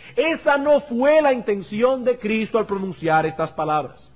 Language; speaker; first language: Spanish; native; Spanish